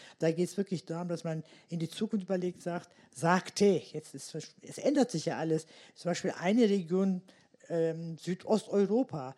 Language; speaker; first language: German; early bilingual, other home language; Turkish